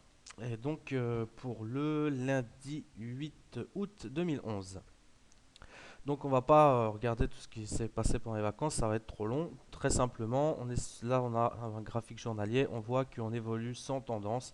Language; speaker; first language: French; native; French